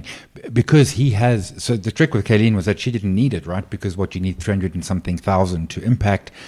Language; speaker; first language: English; native; English